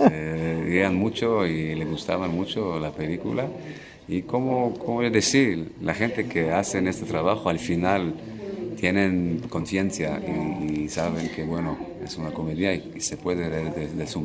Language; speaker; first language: Spanish; non-native, learner; Hebrew